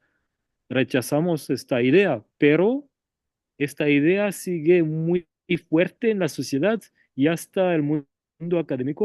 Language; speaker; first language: Spanish; non-native, fluent; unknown